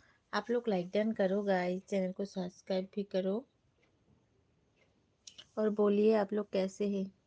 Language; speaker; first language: Hindi; non-native, local second language; Bangla